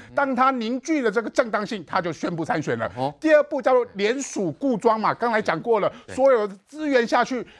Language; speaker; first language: Chinese; native; Chinese